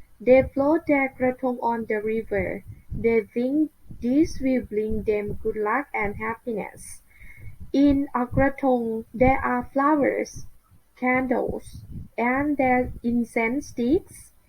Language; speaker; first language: English; non-native, learner; Thai